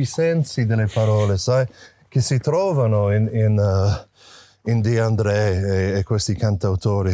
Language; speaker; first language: Italian; non-native, fluent; English